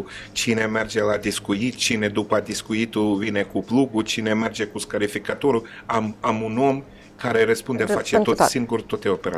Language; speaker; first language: Romanian; non-native, learner; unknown